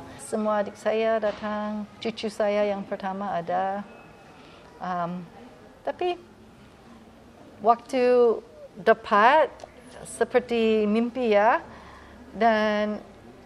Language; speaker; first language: Indonesian; non-native, fluent; English